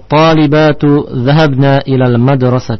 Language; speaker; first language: Arabic; non-native, learner; Indonesian